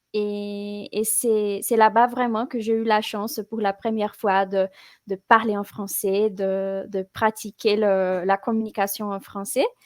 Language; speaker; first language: French; non-native, fluent; Portuguese